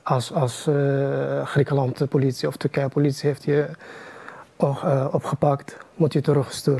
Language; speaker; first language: Dutch; non-native, learner; Arabic